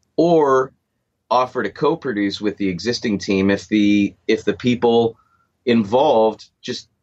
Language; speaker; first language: English; native; English